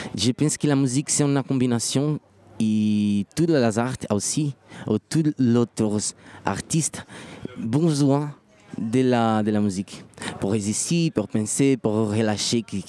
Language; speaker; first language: French; non-native, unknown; Portuguese